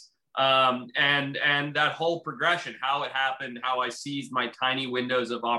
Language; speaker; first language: English; native; English